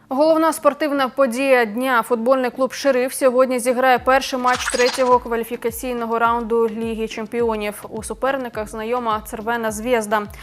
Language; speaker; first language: Ukrainian; native; Ukrainian